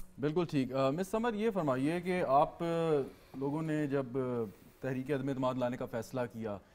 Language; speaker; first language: Hindi; native; Hindi